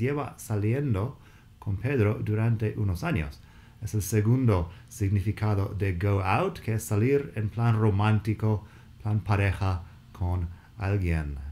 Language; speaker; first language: Spanish; non-native, fluent; English